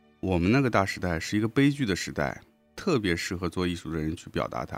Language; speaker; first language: Chinese; native; Chinese